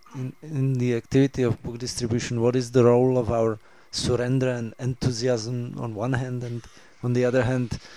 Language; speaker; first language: English; non-native, fluent; Czech